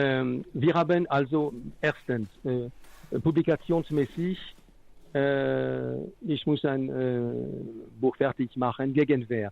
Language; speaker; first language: German; non-native, fluent; French